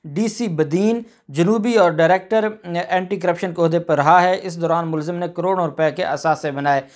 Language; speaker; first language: Urdu; non-native, local second language; Punjabi